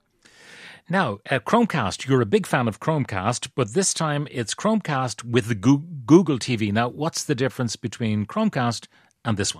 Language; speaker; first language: English; native; English